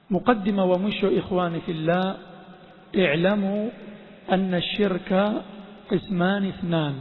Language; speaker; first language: Arabic; non-native, fluent; Swahili